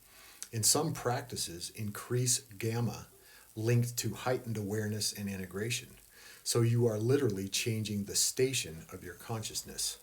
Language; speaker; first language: English; native; English